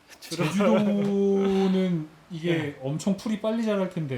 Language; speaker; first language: Korean; native; Korean